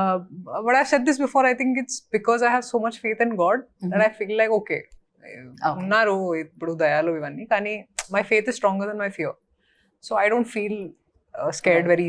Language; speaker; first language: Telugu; non-native, fluent; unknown